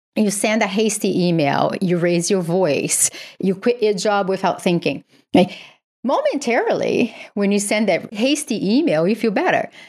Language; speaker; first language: English; non-native, fluent; Portuguese